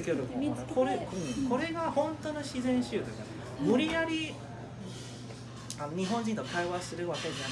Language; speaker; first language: Japanese; non-native, fluent; Chinese